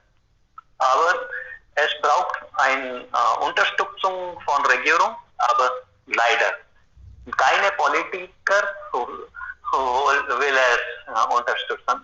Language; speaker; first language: German; non-native, fluent; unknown